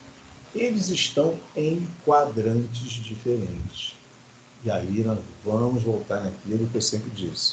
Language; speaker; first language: Portuguese; native; Portuguese